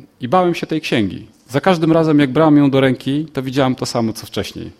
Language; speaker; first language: Polish; native; Polish